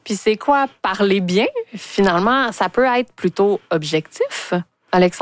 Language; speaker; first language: French; native; French